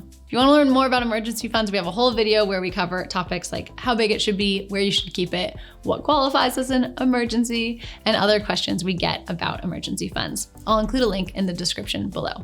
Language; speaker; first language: English; native; English